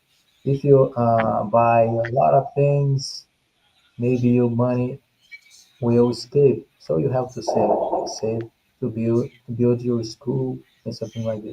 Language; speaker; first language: English; non-native, fluent; Portuguese